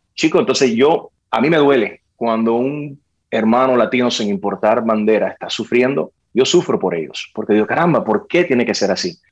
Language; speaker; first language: Spanish; early bilingual, heritage; Spanish